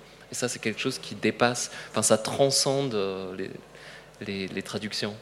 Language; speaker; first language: French; non-native, fluent; Polish